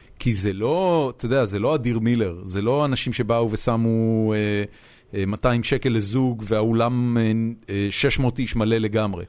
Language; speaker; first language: Hebrew; native; Hebrew